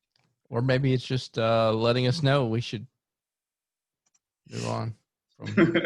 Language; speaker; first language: English; native; English